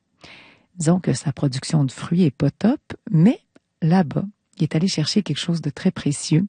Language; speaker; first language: French; native; French